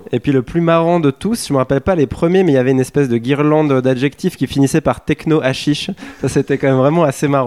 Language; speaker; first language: French; native; French